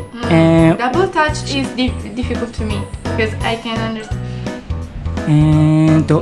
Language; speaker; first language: English; non-native, fluent; Italian